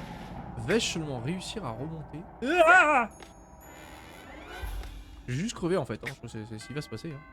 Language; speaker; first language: French; native; French